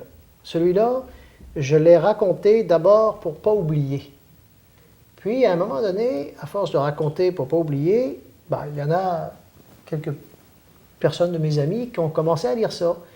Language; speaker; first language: French; native; French